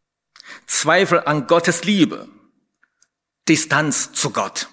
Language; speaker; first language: German; non-native, fluent; Chinese